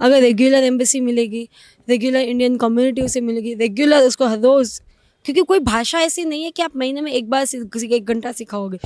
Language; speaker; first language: Hindi; non-native, local second language; Gujarati